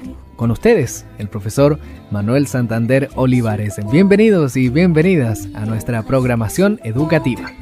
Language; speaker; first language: Spanish; native; Spanish